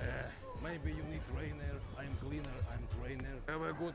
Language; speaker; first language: English; non-native, learner; Russian